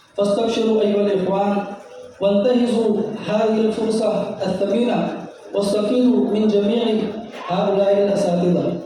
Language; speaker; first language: Arabic; non-native, fluent; Urdu